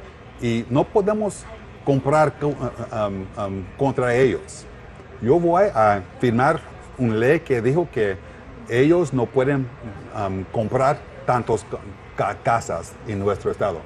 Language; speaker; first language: Spanish; non-native, learner; English